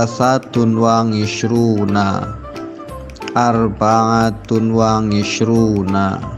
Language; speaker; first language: Arabic; non-native, fluent; Indonesian